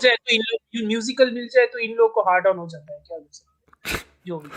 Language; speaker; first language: Hindi; native; Hindi